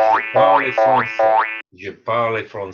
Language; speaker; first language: French; non-native, fluent; English